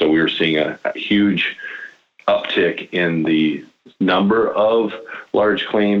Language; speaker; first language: English; native; English